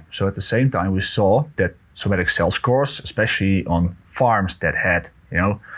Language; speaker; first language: English; non-native, fluent; Dutch